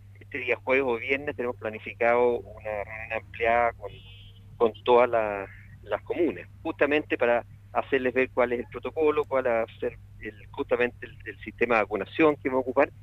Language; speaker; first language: Spanish; native; Spanish